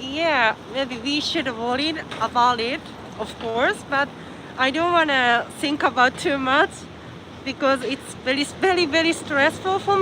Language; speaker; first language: English; non-native, fluent; Japanese